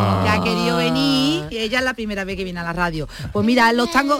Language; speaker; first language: Spanish; native; Spanish